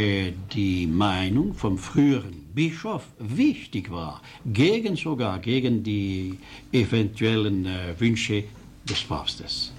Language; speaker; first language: German; non-native, local second language; French